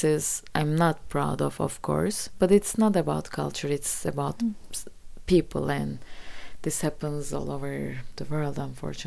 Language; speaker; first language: English; non-native, fluent; Turkish